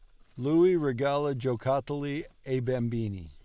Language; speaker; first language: Italian; non-native, learner; English